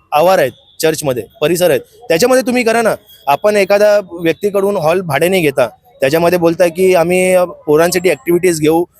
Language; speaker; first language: Marathi; native; Marathi